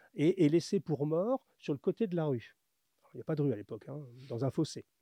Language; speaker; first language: French; native; French